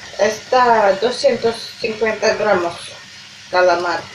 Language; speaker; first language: Spanish; non-native, learner; Indonesian